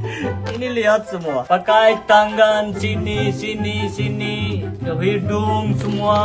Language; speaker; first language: Indonesian; non-native, learner; Hindi